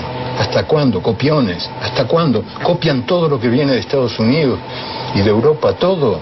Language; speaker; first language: Spanish; native; Spanish